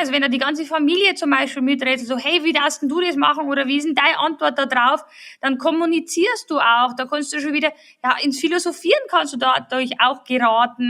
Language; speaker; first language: German; native; German